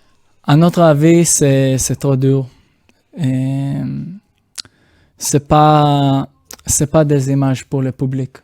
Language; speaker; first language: French; non-native, fluent; Hebrew